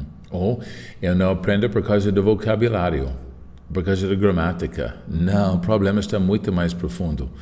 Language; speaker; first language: Portuguese; non-native, fluent; English